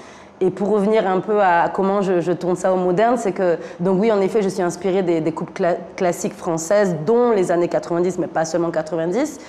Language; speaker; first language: French; native; French